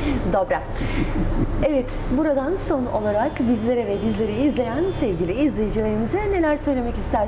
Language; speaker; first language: Turkish; native; Turkish